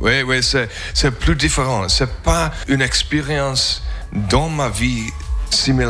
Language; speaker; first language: French; non-native, learner; English